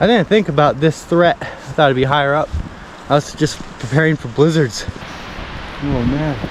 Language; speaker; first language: English; native; English